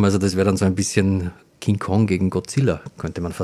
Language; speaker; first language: German; native; German